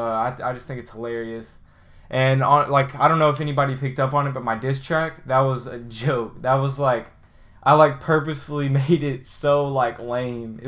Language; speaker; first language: English; native; English